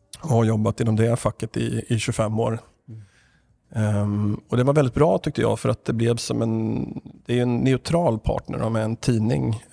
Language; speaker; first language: Swedish; native; Swedish